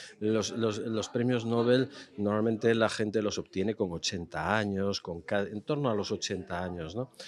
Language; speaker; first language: Spanish; native; Spanish